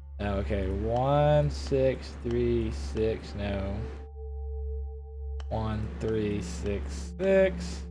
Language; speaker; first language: English; native; English